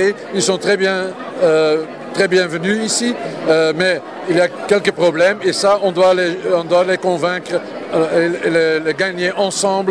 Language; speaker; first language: French; non-native, local second language; Dutch